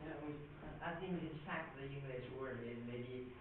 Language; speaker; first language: English; non-native, learner; Chinese